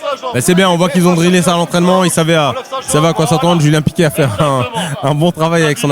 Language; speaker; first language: French; native; French